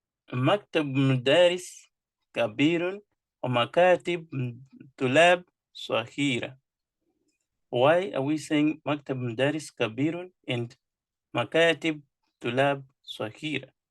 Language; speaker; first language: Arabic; non-native, fluent; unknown